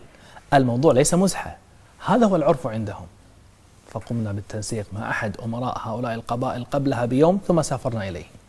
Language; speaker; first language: Arabic; native; Arabic